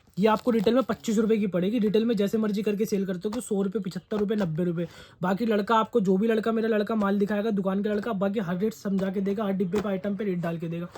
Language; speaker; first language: Hindi; native; Hindi